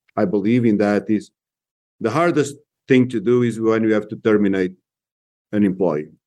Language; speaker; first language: English; non-native, fluent; Portuguese